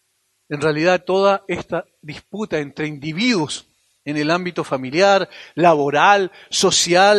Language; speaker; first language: Spanish; native; Spanish